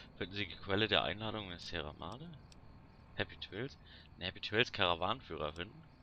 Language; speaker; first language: German; native; German